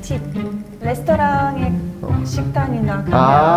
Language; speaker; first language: Korean; non-native, fluent; Russian